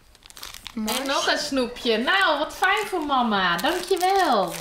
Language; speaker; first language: Dutch; native; Dutch